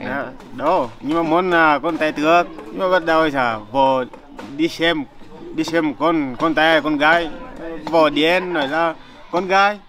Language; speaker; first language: Vietnamese; non-native, learner; Portuguese